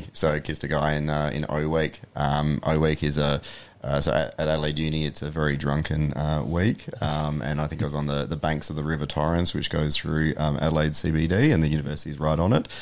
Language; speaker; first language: English; native; English